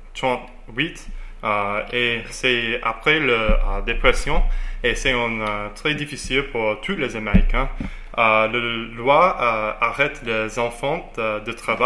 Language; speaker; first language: French; non-native, learner; English